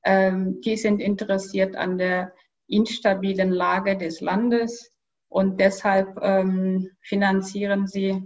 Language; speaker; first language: German; non-native, fluent; Kyrgyz